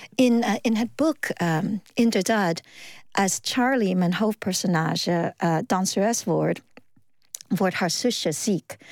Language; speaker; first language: Dutch; non-native, fluent; Cantonese